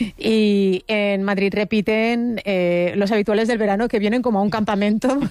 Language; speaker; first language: Spanish; native; Spanish